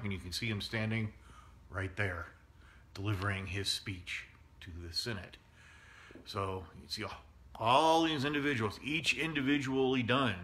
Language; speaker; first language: English; native; English